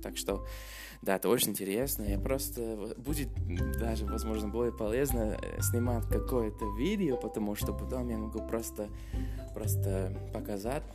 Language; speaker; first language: Russian; non-native, fluent; English